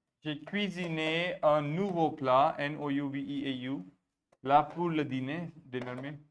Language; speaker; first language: French; non-native, fluent; Hindi